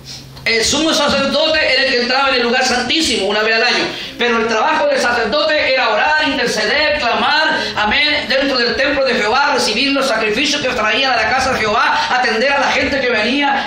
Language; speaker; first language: Spanish; native; Spanish